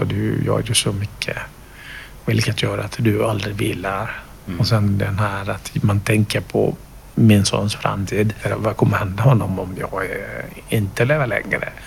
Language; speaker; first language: Swedish; non-native, fluent; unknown